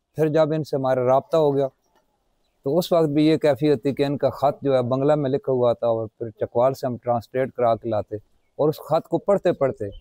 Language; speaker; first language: Hindi; non-native, local second language; Punjabi